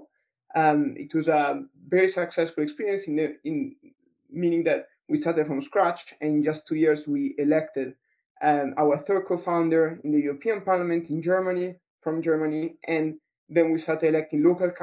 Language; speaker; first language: English; non-native, fluent; Italian